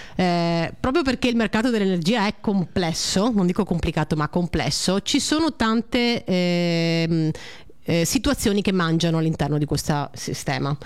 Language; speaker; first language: Italian; native; Italian